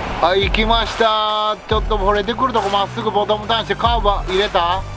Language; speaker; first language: Japanese; native; Japanese